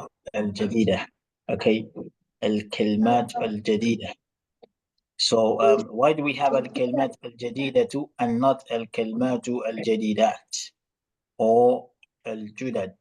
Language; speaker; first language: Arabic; non-native, fluent; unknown